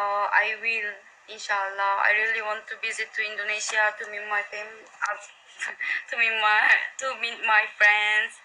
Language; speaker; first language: English; non-native, learner; Korean